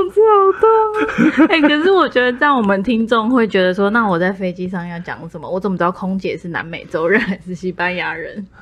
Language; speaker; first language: Chinese; early bilingual, heritage; Chinese